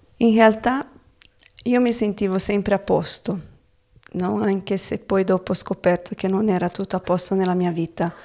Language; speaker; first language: Italian; non-native, fluent; Portuguese